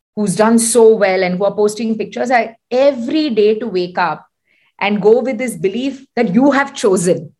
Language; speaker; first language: English; non-native, local second language; Tamil